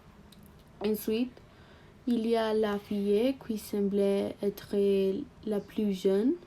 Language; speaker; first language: French; non-native, learner; Spanish